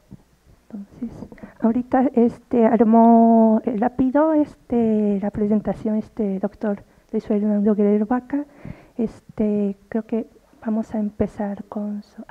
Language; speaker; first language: Spanish; non-native, fluent; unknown